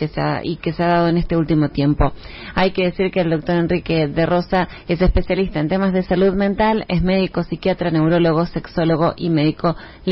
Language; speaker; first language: Spanish; native; Spanish